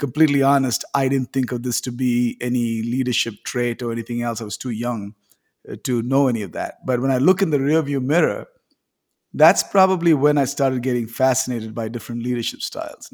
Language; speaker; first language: English; non-native, local second language; Tamil